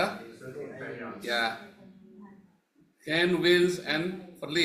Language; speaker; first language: Dutch; non-native, learner; Indonesian